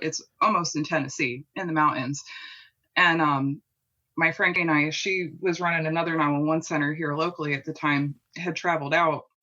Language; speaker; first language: English; native; English